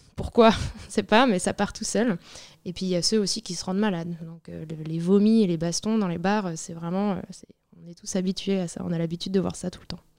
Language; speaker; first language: French; native; French